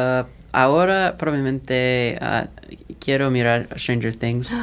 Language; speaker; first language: Spanish; non-native, learner; English